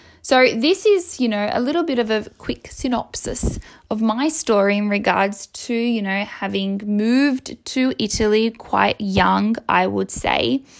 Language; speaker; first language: English; native; English